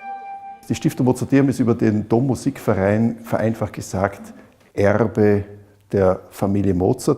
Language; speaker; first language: German; native; German